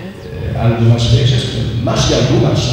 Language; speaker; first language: Portuguese; non-native, learner; French